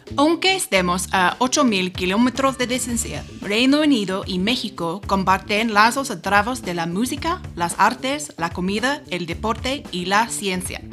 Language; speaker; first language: Spanish; non-native, fluent; English